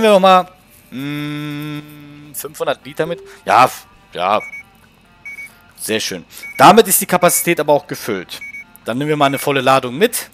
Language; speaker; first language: German; native; German